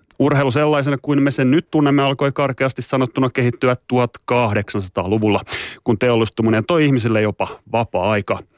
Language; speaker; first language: Finnish; native; Finnish